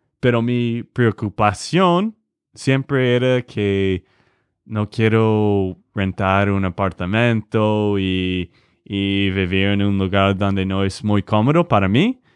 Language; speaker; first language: Spanish; non-native, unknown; English